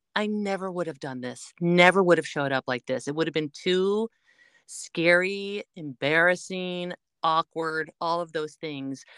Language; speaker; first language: English; native; English